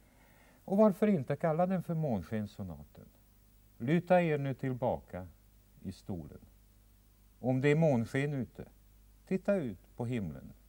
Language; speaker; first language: Swedish; non-native, fluent; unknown